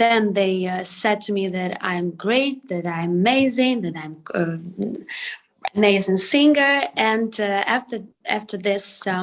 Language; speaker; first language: English; non-native, learner; Ukrainian